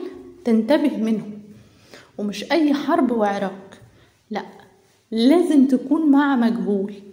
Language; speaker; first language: Arabic; native; Arabic